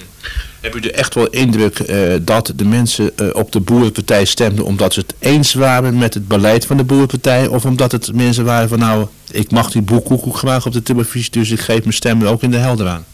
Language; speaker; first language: Dutch; native; Dutch